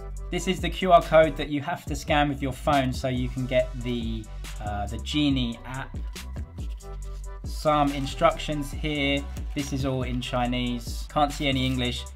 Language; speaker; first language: English; native; English